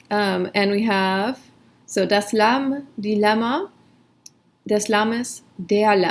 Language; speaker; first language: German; non-native, fluent; English